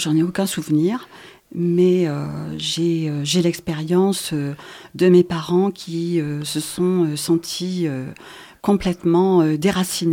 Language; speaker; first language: French; native; French